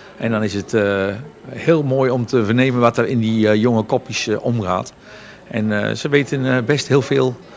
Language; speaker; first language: Dutch; native; Dutch